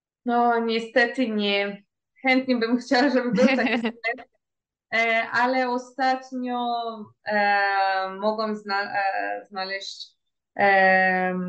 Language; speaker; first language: Polish; early bilingual, heritage; Portuguese